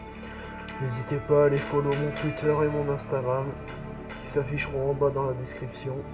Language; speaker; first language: French; native; French